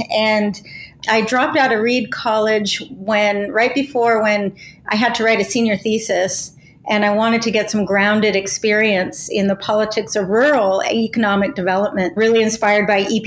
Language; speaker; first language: English; native; English